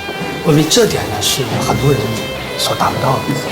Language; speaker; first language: Chinese; native; Chinese